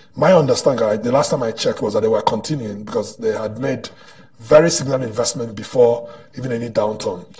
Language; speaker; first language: English; non-native, local second language; Igbo